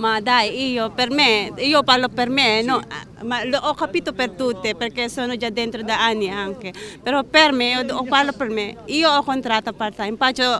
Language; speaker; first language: Italian; non-native, learner; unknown